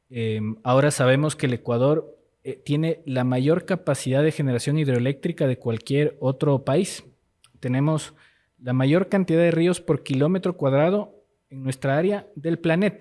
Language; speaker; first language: Spanish; native; Spanish